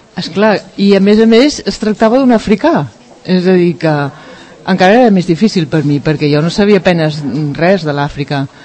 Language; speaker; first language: Catalan; native; Catalan